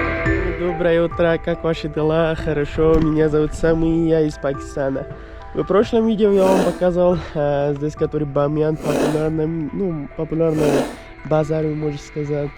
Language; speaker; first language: Russian; non-native, learner; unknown